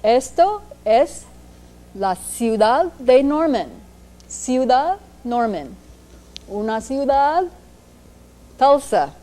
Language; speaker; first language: Spanish; non-native, learner; English